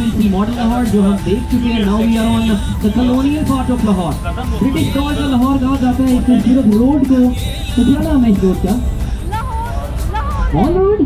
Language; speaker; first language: Hindi; native; Hindi